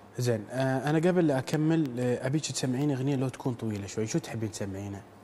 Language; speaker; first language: Arabic; native; Arabic